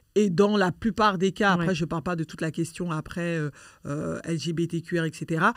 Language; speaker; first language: French; native; French